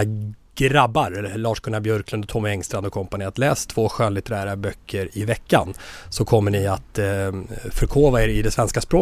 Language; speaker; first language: Swedish; native; Swedish